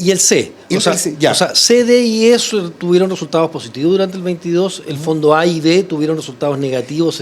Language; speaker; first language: Spanish; native; Spanish